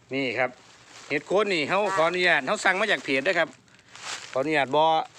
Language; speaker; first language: Thai; native; Thai